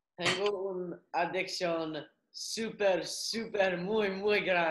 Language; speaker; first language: Spanish; non-native, learner; English